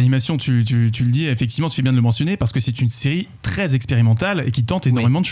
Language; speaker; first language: French; native; French